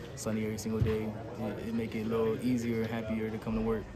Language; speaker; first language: English; native; English